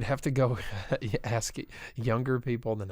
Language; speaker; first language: English; native; English